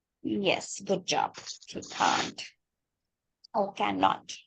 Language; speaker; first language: English; non-native, local second language; Sinhala